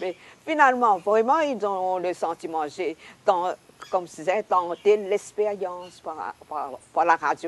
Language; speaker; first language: French; non-native, local second language; Hakka Chinese